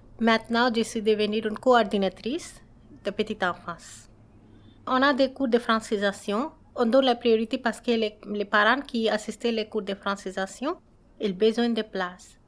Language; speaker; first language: French; non-native, learner; Bangla